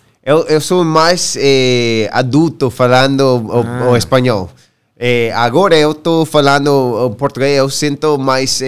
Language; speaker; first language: Portuguese; non-native, learner; English